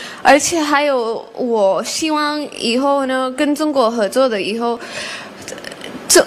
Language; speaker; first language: Chinese; non-native, learner; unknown